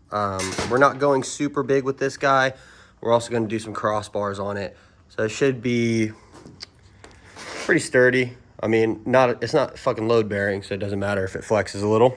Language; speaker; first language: English; native; English